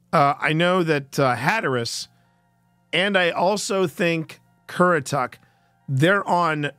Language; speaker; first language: English; native; English